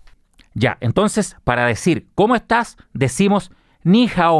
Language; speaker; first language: Spanish; native; Spanish